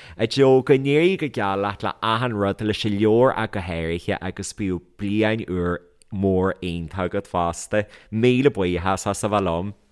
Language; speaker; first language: Irish; native; Irish